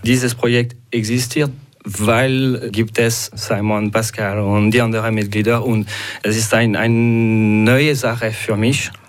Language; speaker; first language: German; non-native, local second language; French